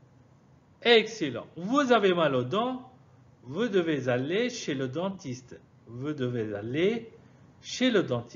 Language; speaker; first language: French; non-native, fluent; Arabic